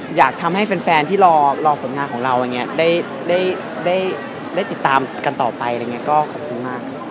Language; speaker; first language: Thai; native; Thai